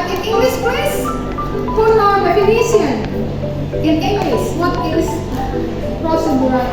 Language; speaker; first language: English; non-native, learner; Indonesian